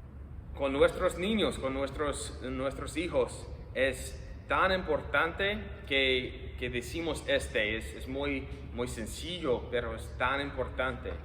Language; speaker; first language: Spanish; non-native, fluent; English